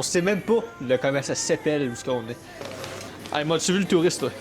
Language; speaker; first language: French; native; French